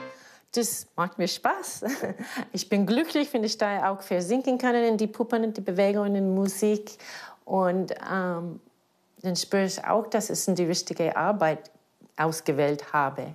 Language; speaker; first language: German; non-native, fluent; English